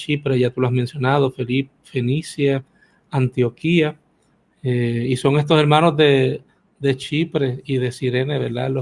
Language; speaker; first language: Spanish; native; Spanish